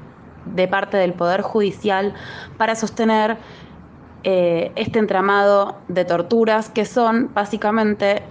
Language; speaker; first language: Spanish; native; Spanish